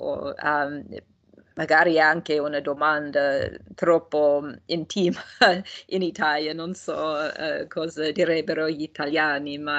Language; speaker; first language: Italian; non-native, fluent; English